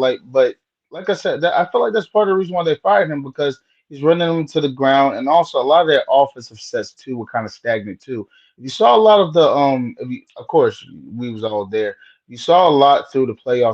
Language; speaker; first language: English; native; English